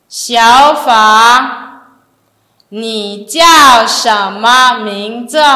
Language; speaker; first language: Chinese; non-native, fluent; French